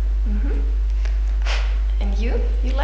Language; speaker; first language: English; non-native, fluent; German